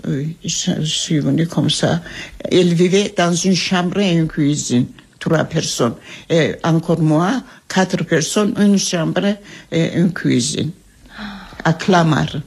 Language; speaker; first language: French; non-native, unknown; Armenian